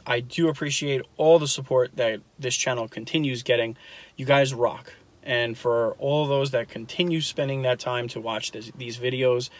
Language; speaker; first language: English; native; English